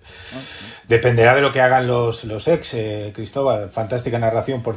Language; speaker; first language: Spanish; native; Spanish